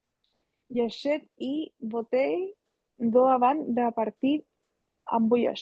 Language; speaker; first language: French; non-native, learner; Spanish